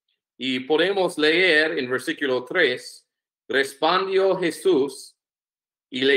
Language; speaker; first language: Spanish; non-native, learner; English